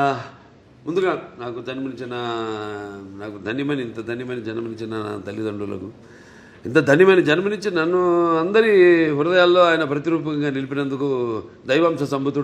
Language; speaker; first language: Telugu; native; Telugu